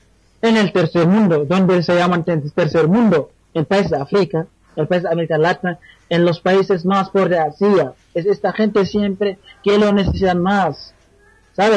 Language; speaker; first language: Spanish; non-native, fluent; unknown